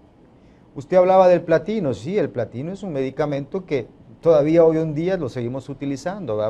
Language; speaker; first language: Spanish; native; Spanish